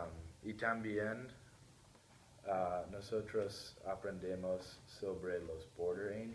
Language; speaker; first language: Spanish; non-native, learner; English